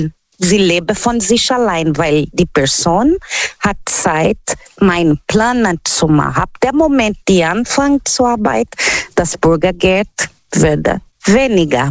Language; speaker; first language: German; non-native, learner; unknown